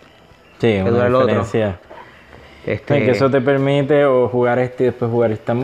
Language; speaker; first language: Spanish; native; Spanish